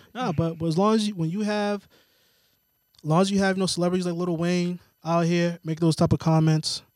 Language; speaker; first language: English; native; English